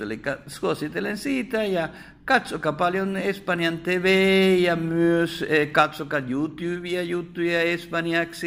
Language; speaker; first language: Finnish; non-native, fluent; Spanish